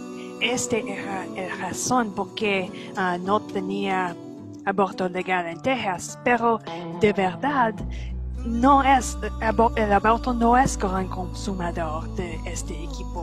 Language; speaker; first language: Spanish; non-native, fluent; English